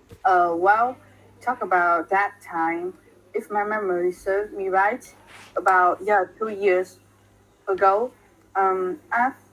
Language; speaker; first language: English; non-native, fluent; Vietnamese